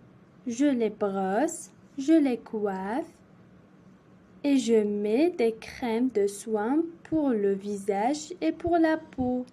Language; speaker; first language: French; non-native, local second language; Arabic